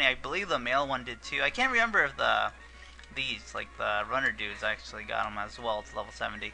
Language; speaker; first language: English; native; English